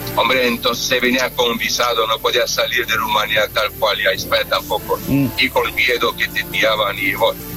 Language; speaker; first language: Spanish; non-native, fluent; Romanian